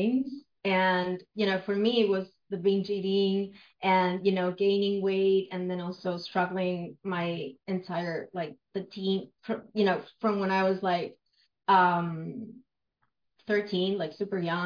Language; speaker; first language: English; non-native, fluent; Spanish